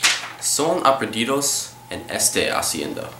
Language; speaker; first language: Spanish; non-native, learner; English